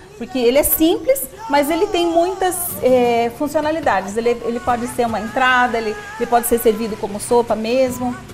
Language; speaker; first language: Portuguese; native; Portuguese